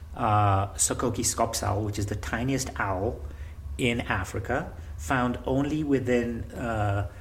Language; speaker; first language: English; non-native, local second language; Gujarati